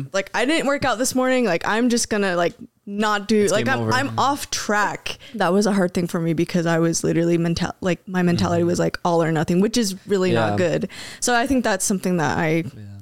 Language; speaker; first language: English; early bilingual, other home language; Spanish